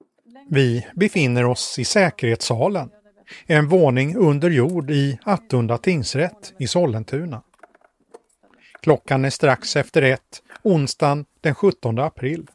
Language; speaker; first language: Swedish; native; Swedish